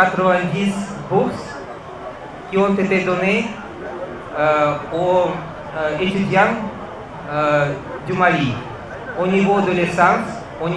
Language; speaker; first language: French; non-native, fluent; Russian